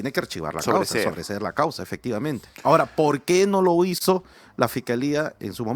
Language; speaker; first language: Spanish; native; Spanish